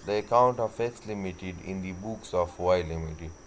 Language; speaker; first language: English; non-native, local second language; Urdu